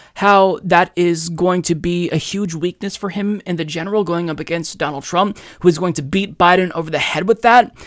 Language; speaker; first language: English; native; English